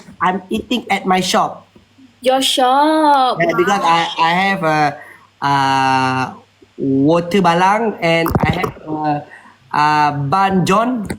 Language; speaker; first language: English; non-native, learner; Malay